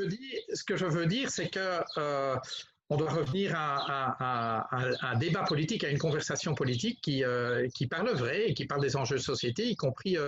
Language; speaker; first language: French; native; French